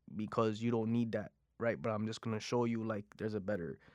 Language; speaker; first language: English; non-native, fluent; Punjabi